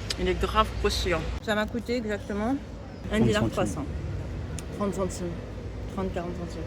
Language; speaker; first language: French; native; French